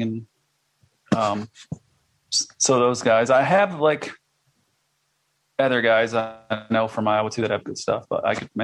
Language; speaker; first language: English; native; English